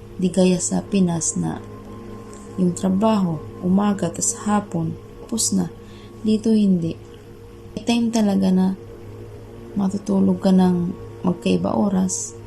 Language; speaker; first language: Filipino; non-native, local second language; Bikol